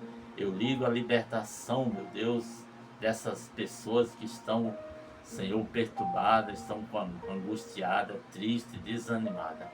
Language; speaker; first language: Portuguese; native; Portuguese